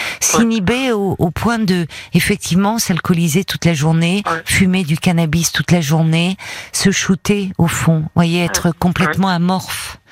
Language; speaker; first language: French; native; French